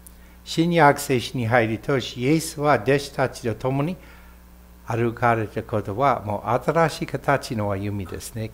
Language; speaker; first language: Japanese; non-native, fluent; English